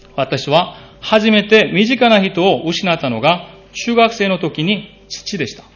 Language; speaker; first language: Japanese; non-native, fluent; Korean